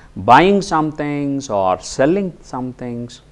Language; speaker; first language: English; non-native, local second language; Kannada